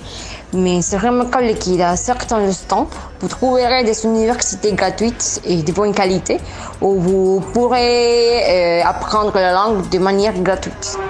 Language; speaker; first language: French; non-native, learner; Spanish